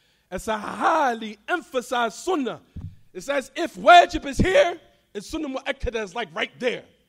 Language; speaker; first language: English; native; English